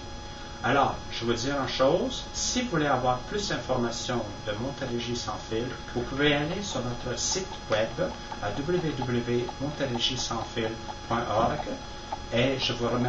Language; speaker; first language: French; non-native, fluent; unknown